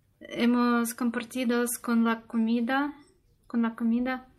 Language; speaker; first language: Spanish; non-native, learner; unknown